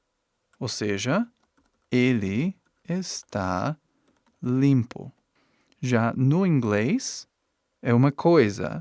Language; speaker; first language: Portuguese; non-native, fluent; English